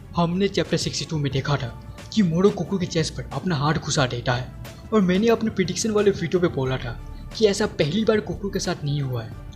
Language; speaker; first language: Hindi; non-native, local second language; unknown